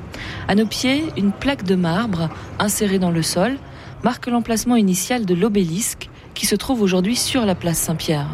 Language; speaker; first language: French; native; French